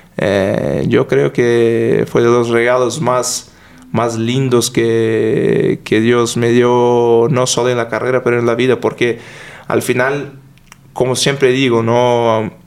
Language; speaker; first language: Spanish; non-native, fluent; Portuguese